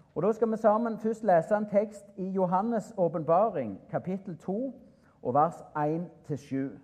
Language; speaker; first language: Norwegian; native; Norwegian